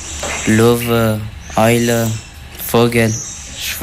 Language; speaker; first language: German; non-native, learner; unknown